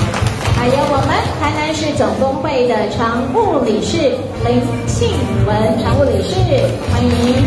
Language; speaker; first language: Chinese; native; Chinese